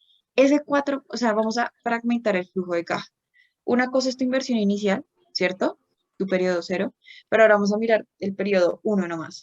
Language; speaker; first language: Spanish; native; Spanish